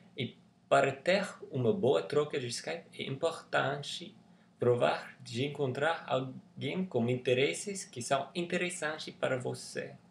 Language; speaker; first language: Portuguese; non-native, learner; English